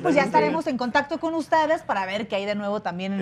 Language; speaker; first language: Spanish; native; Spanish